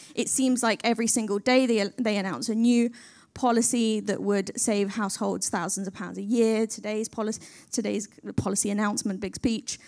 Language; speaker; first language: English; native; English